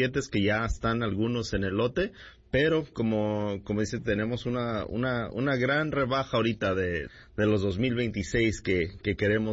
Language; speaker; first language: Spanish; early bilingual, heritage; Spanish